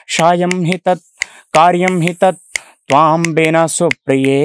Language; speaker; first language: Hindi; native; Hindi